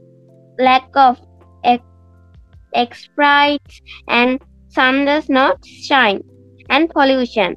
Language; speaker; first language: English; non-native, learner; Sinhala